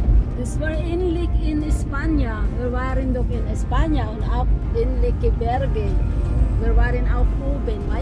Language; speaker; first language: German; non-native, learner; Filipino